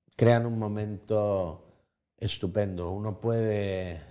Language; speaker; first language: Spanish; native; Spanish